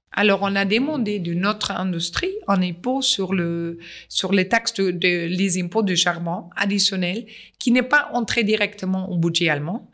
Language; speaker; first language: French; non-native, fluent; German